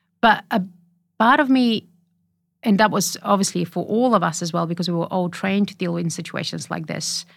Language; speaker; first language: English; non-native, fluent; Bulgarian